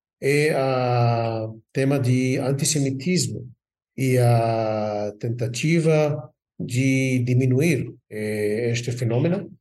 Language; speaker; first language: Portuguese; non-native, fluent; Hebrew